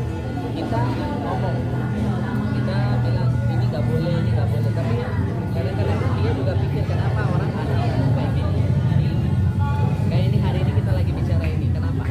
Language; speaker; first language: Indonesian; non-native, fluent; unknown